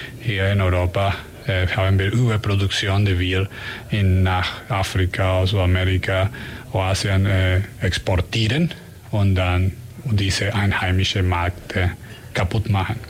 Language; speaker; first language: German; non-native, learner; Spanish